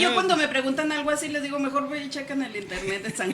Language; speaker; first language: Spanish; native; Spanish